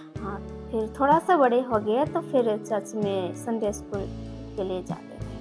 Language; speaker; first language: Hindi; non-native, local second language; Bangla